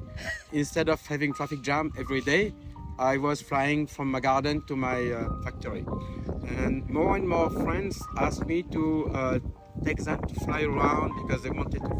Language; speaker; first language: English; non-native, fluent; French